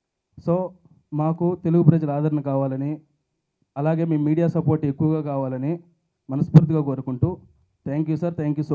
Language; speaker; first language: Telugu; native; Telugu